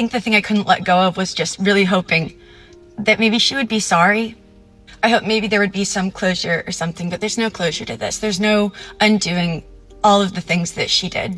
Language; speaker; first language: English; native; English